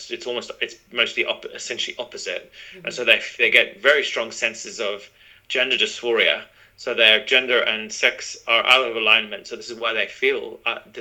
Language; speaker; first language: English; native; English